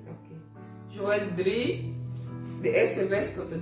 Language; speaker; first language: Dutch; non-native, learner; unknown